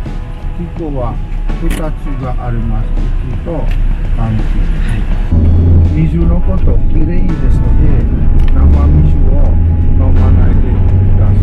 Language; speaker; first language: Japanese; non-native, learner; Indonesian